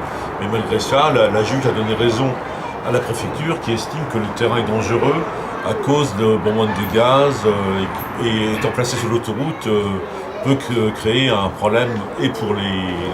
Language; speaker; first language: French; native; French